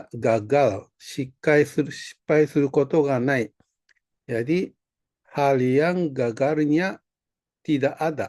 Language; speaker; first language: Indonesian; non-native, fluent; Japanese